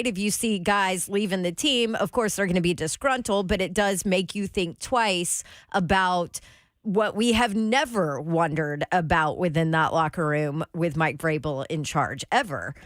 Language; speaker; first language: English; native; English